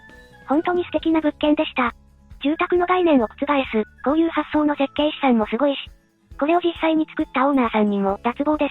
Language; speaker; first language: Japanese; native; Japanese